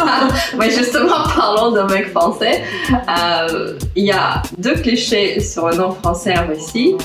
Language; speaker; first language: French; non-native, fluent; Russian